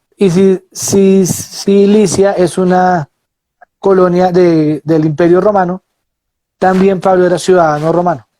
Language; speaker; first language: Spanish; native; Spanish